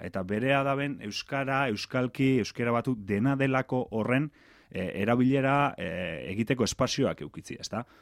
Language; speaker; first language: Basque; native; Basque